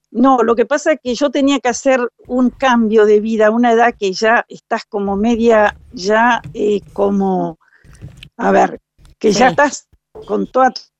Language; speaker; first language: Spanish; native; Spanish